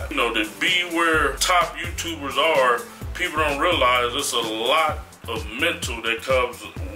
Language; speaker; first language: English; native; English